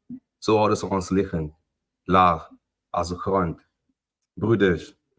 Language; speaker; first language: Dutch; native; Dutch